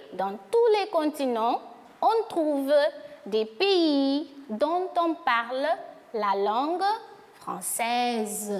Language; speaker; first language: French; non-native, fluent; Portuguese